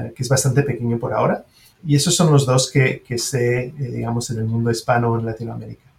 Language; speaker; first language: Spanish; non-native, fluent; French